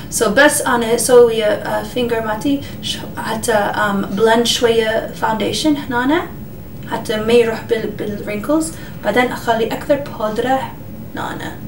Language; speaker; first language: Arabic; early bilingual, heritage; English